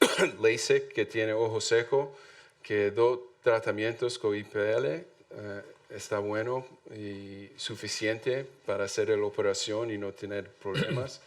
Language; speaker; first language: Spanish; non-native, learner; English